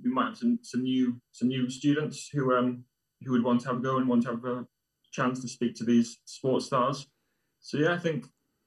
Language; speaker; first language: English; native; English